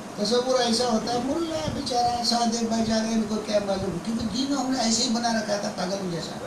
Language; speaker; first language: Urdu; non-native, local second language; Baluchi